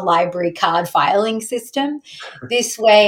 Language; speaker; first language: English; native; English